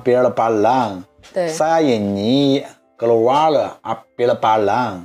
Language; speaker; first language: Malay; non-native, learner; Chinese